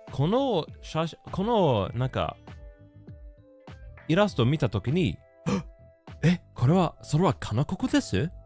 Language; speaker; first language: Japanese; non-native, learner; Swedish